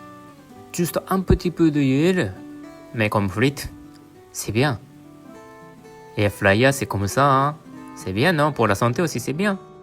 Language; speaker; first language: French; non-native, learner; Japanese